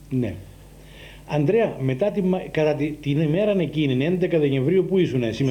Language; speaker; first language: Greek; native; Greek